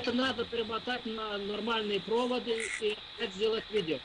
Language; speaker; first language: Russian; non-native, local second language; Lithuanian